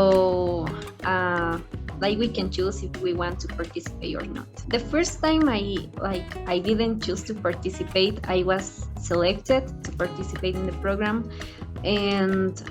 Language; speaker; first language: English; non-native, fluent; Spanish